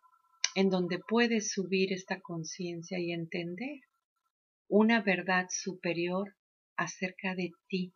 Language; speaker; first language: Spanish; native; Spanish